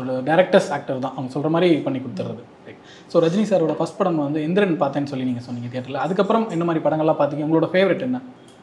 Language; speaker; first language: Tamil; native; Tamil